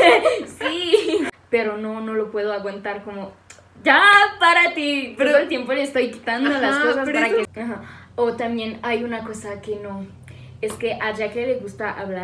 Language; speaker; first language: Spanish; non-native, fluent; French